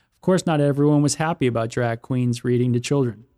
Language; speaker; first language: English; native; English